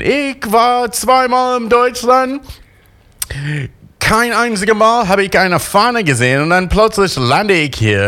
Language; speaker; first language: German; non-native, fluent; English